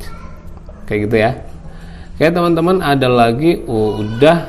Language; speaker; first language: Indonesian; non-native, local second language; Javanese